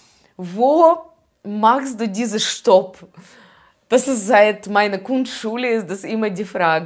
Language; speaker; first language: German; non-native, learner; Russian